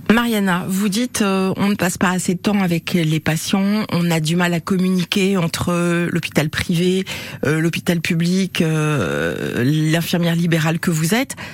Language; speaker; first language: French; native; French